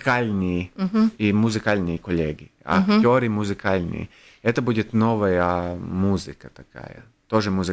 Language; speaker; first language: Russian; non-native, local second language; Latvian